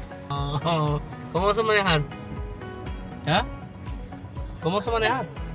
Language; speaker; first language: Spanish; early bilingual, heritage; Spanish